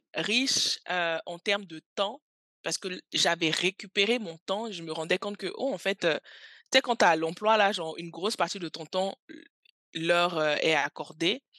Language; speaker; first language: French; early bilingual, other home language; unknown